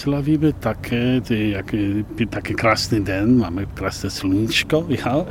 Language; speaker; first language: Czech; non-native, fluent; Polish